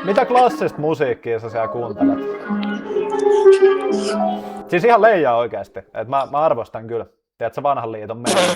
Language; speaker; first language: Finnish; native; Finnish